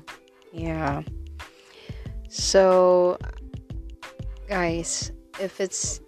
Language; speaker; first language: English; non-native, local second language; Filipino